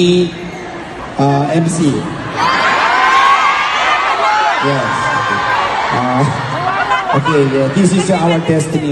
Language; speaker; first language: English; non-native, learner; Korean